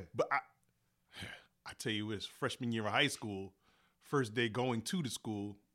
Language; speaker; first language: English; native; English